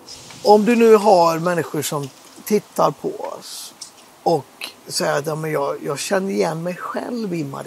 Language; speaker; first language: Swedish; native; Swedish